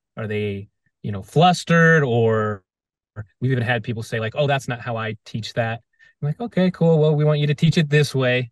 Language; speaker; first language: English; native; English